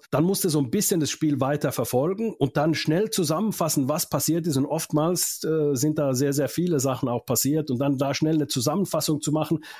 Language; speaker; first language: German; non-native, fluent; Finnish